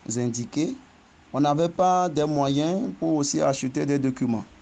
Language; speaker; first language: French; non-native, local second language; Ewe